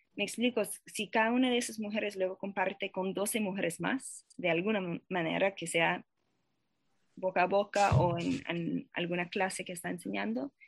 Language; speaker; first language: Spanish; non-native, fluent; English